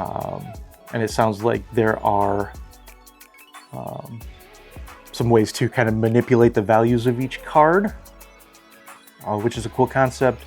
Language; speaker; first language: English; native; English